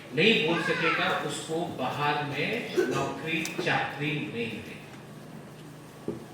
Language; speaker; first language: Hindi; non-native, local second language; Bangla